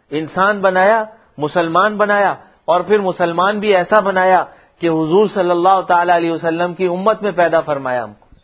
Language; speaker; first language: Urdu; non-native, local second language; Punjabi